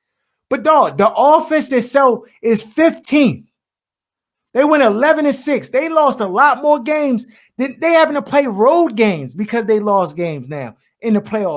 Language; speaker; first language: English; native; English